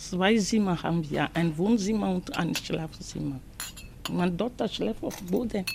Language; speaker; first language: German; non-native, learner; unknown